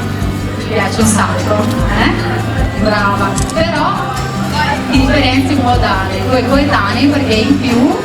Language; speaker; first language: Italian; native; Italian